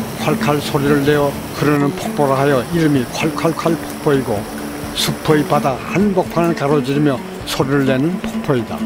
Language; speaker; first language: Korean; native; Korean